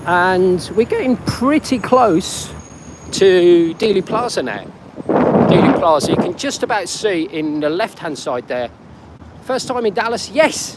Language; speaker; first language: English; native; English